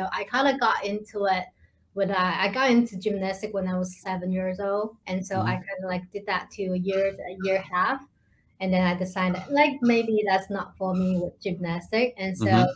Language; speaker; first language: English; non-native, fluent; Chinese